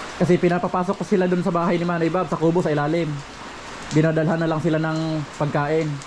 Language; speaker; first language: Filipino; non-native, local second language; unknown